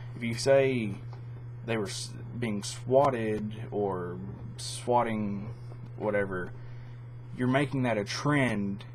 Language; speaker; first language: English; native; English